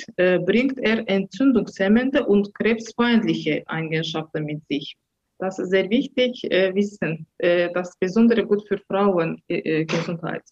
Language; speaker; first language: German; non-native, learner; Azerbaijani